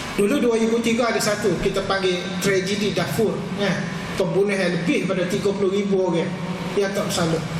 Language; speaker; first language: Malay; native; Malay